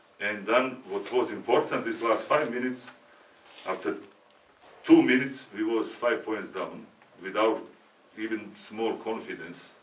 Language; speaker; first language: English; non-native, learner; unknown